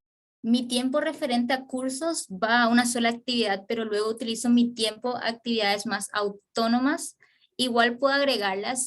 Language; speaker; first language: Spanish; native; Spanish